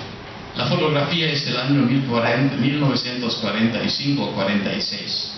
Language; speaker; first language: Spanish; non-native, fluent; German